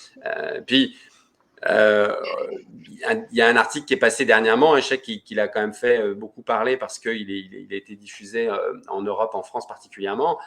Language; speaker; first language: French; native; French